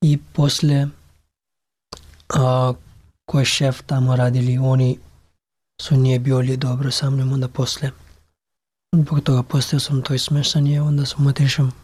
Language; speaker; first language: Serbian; non-native, learner; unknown